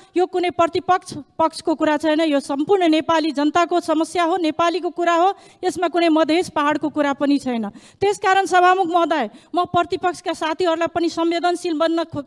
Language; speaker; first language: Nepali; non-native, local second language; Maithili